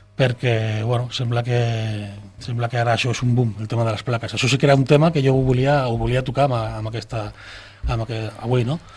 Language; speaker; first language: Catalan; non-native, local second language; Spanish